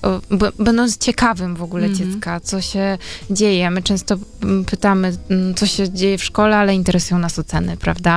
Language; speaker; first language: Polish; native; Polish